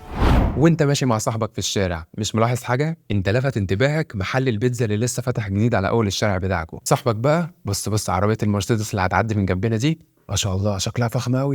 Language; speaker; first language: Arabic; native; Arabic